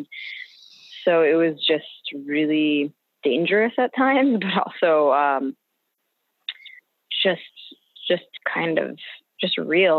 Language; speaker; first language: English; native; English